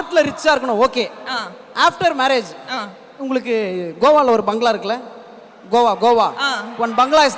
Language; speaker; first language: Tamil; native; Tamil